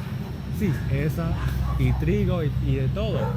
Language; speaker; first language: Spanish; non-native, learner; English